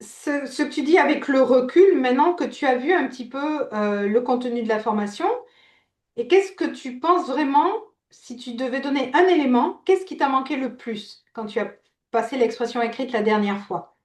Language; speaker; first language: French; native; French